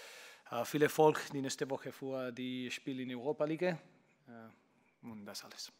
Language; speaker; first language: German; non-native, learner; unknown